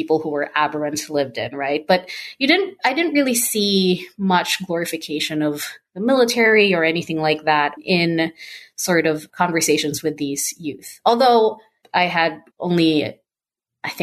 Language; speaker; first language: English; non-native, local second language; Filipino